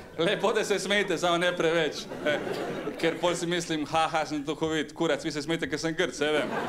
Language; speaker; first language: Slovenian; early bilingual, other home language; Serbian